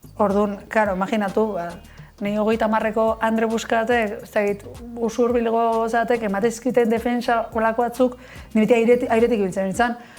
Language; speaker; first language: Basque; native; Basque